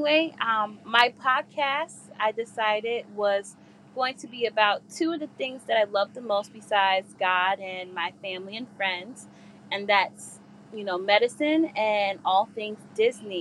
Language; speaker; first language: English; native; English